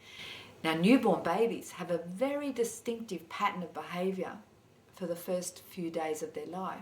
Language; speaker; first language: English; native; English